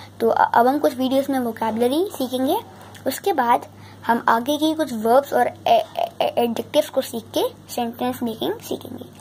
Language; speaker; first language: Hindi; native; Hindi